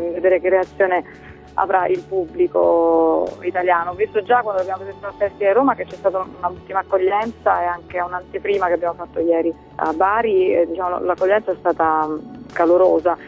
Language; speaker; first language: Italian; early bilingual, other home language; Finnish